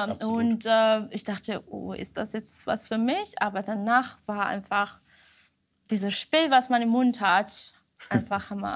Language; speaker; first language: German; non-native, fluent; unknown